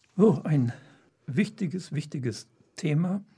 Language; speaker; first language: German; native; German